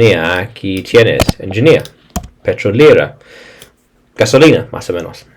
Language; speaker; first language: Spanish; non-native, learner; English